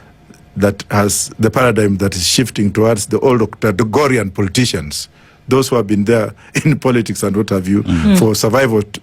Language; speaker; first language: English; non-native, local second language; Luyia